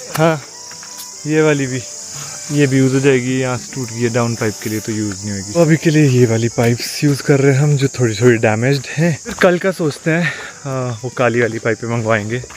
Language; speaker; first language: Hindi; native; Hindi